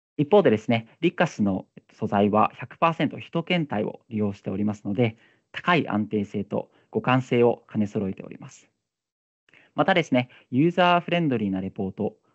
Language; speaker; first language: Japanese; native; Japanese